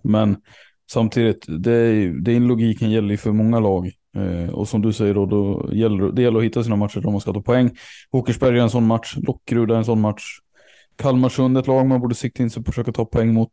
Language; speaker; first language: Swedish; native; Swedish